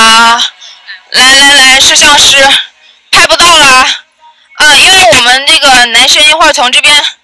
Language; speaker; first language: Chinese; native; Chinese